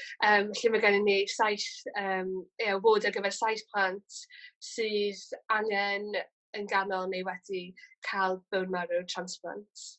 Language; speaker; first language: Welsh; native; Welsh